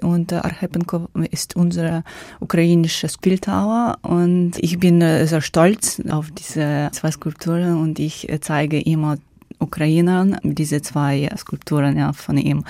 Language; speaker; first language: German; non-native, learner; Ukrainian